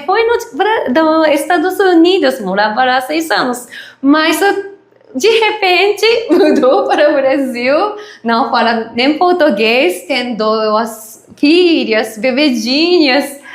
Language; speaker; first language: Portuguese; non-native, learner; Japanese